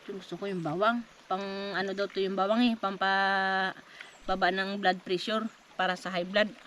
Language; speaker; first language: Filipino; native; Filipino